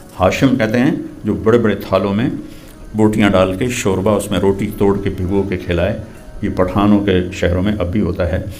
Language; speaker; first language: Urdu; non-native, local second language; Punjabi